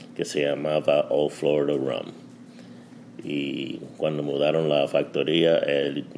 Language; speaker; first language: Spanish; early bilingual, heritage; Spanish